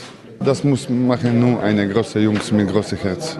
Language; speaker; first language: German; non-native, learner; Croatian